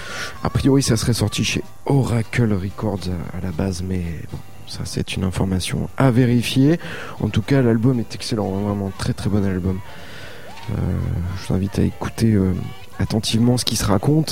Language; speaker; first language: French; native; French